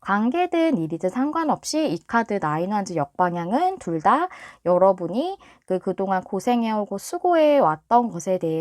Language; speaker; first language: Korean; native; Korean